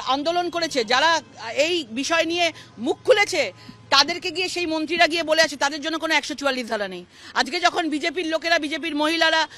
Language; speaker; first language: Bangla; native; Bangla